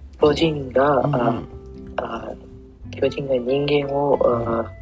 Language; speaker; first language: Japanese; non-native, learner; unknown